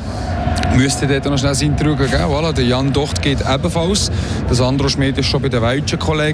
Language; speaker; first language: German; native; German